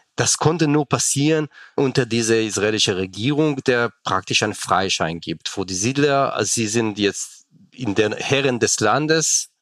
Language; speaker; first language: German; non-native, fluent; Hebrew